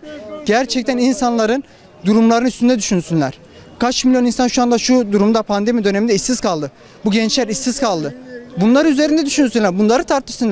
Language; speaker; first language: Turkish; native; Turkish